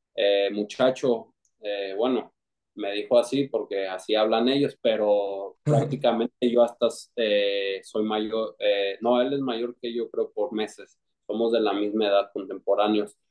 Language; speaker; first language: Spanish; native; Spanish